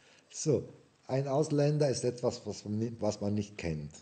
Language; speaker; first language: German; non-native, fluent; Italian